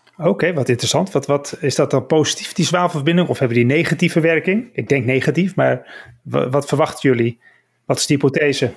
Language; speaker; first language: Dutch; native; Dutch